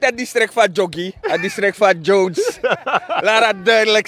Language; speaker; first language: Dutch; native; Dutch